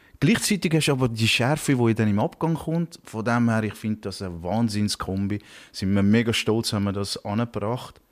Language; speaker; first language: German; early bilingual, other home language; Turkish